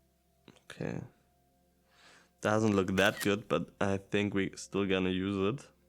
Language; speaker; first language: English; non-native, fluent; German